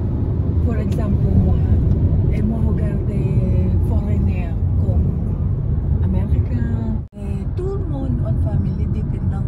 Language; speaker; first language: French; non-native, learner; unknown